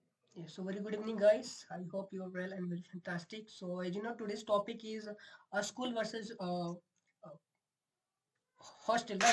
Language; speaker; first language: English; non-native, local second language; Hindi